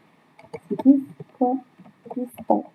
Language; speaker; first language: French; non-native, local second language; Arabic